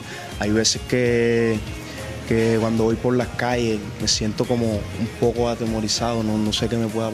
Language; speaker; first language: Spanish; native; Spanish